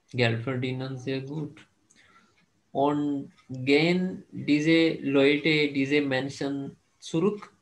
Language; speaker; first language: German; non-native, fluent; Urdu